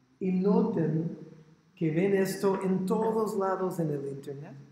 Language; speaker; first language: Spanish; non-native, fluent; English